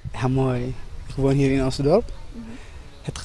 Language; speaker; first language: Dutch; non-native, learner; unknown